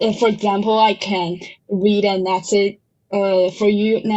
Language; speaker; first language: English; non-native, learner; Chinese